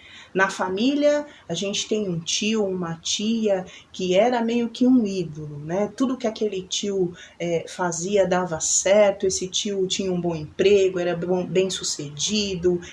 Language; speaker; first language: Portuguese; native; Portuguese